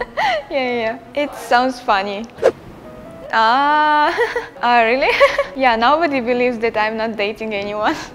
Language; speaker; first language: English; non-native, fluent; Russian